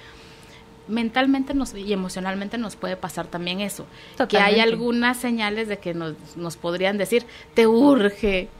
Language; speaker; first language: Spanish; native; Spanish